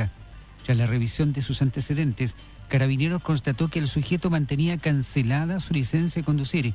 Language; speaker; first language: Spanish; native; Spanish